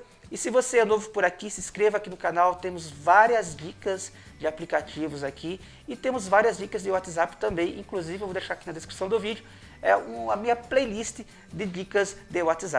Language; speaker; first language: Portuguese; native; Portuguese